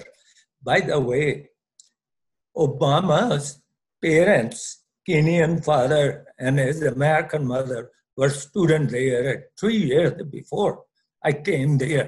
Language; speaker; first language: English; non-native, local second language; Punjabi